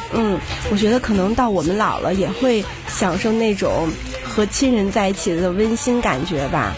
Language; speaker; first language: Chinese; native; Chinese